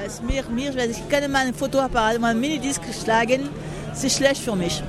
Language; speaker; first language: German; non-native, learner; French